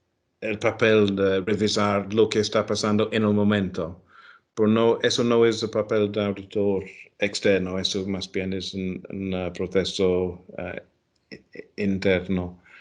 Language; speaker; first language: Spanish; non-native, fluent; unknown